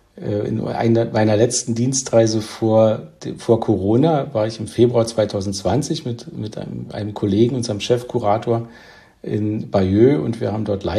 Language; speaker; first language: German; native; German